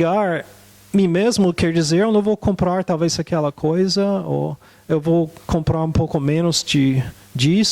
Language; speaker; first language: Portuguese; non-native, fluent; English